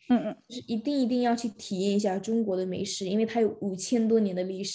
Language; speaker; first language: Chinese; early bilingual, other home language; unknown